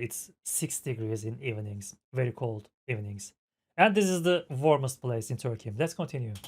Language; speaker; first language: English; non-native, fluent; Turkish